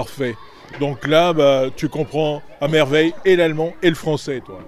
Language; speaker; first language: French; native; French